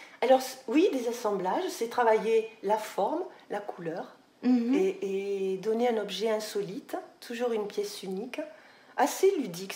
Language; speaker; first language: French; native; French